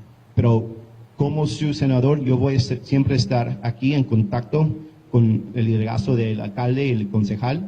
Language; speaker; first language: Spanish; early bilingual, heritage; English